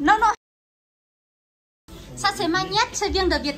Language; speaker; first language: French; non-native, fluent; Vietnamese